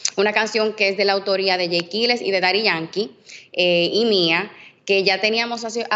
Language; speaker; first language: Spanish; native; Spanish